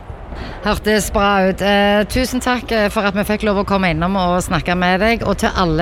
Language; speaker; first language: Norwegian; native; Norwegian